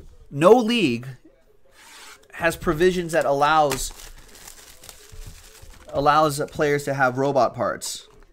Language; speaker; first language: English; native; English